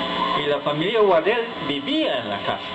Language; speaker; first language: Spanish; non-native, fluent; English